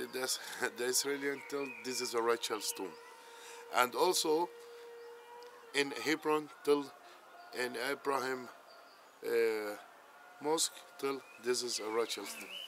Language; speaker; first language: English; non-native, learner; Arabic